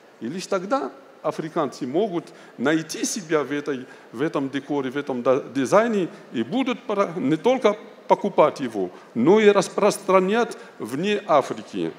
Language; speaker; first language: Russian; non-native, fluent; Arabic